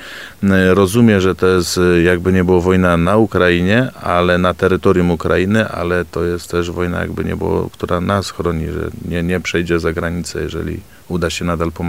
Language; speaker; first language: Polish; native; Polish